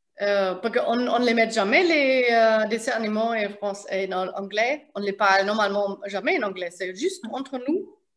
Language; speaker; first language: French; non-native, fluent; German